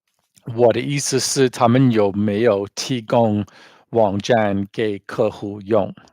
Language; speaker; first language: Chinese; non-native, fluent; English